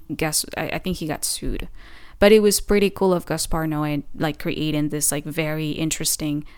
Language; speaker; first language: English; non-native, fluent; Spanish